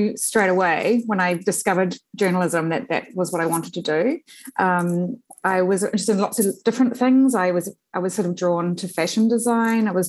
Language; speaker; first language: English; native; English